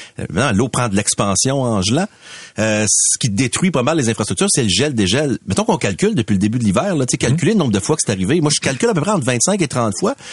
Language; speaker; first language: French; native; French